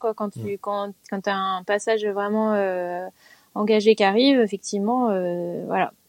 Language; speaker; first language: French; native; French